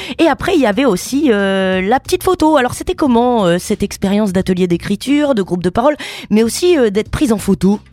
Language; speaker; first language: French; native; French